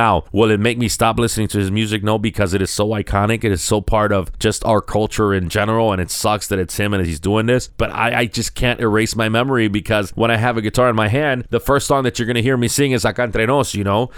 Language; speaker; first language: English; early bilingual, other home language; Spanish